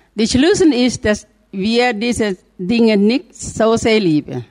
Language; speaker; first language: German; non-native, learner; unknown